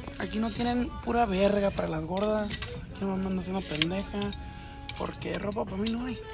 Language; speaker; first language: Spanish; early bilingual, heritage; Spanish